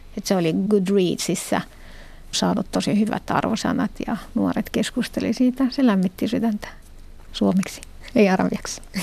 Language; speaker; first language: Finnish; non-native, fluent; Arabic